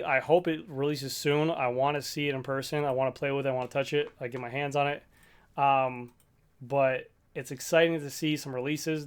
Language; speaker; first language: English; native; English